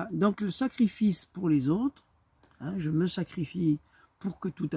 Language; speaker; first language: French; native; French